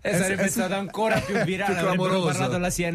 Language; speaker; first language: Italian; native; Italian